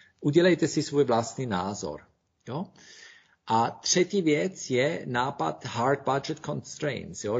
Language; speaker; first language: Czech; non-native, fluent; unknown